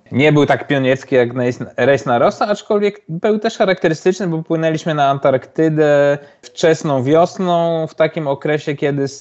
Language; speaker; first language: Polish; native; Polish